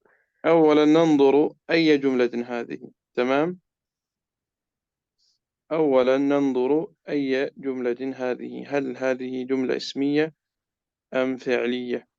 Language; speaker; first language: Arabic; non-native, fluent; Urdu